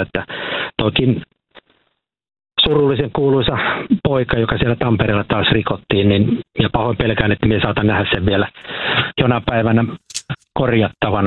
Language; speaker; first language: Finnish; native; Finnish